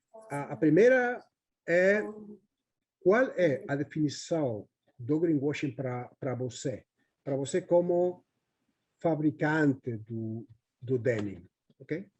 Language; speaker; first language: Portuguese; non-native, fluent; Spanish